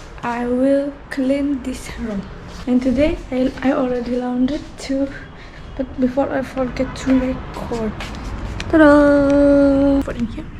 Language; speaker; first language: English; non-native, learner; Indonesian